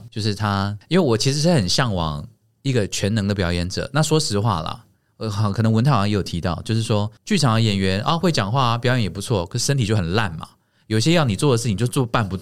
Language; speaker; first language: Chinese; native; Chinese